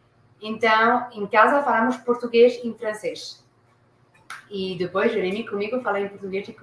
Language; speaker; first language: Portuguese; non-native, learner; French